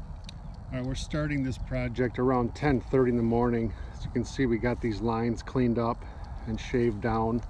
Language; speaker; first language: English; native; English